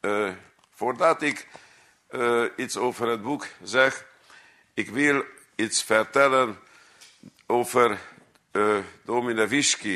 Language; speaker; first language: Dutch; non-native, fluent; Hungarian